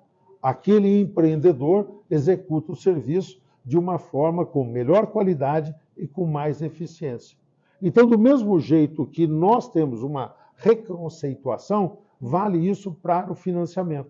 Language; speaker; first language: Portuguese; native; Portuguese